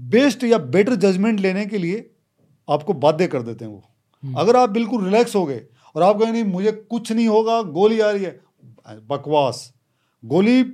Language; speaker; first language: Hindi; native; Hindi